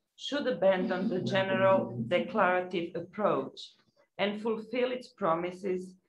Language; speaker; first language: English; non-native, fluent; Croatian